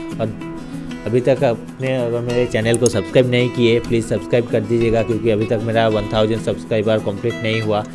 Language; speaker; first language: Hindi; non-native, local second language; Bangla